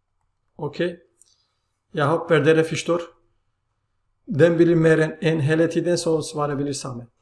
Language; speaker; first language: Norwegian; non-native, learner; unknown